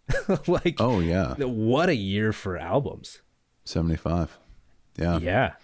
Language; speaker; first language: English; native; English